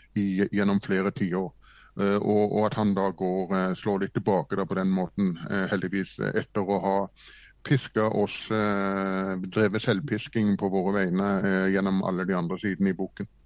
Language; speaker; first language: Norwegian; native; Norwegian